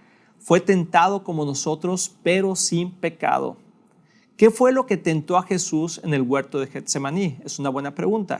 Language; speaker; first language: Spanish; native; Spanish